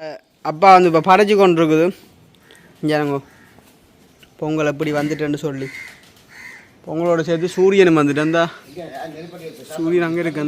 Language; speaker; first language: Tamil; native; Tamil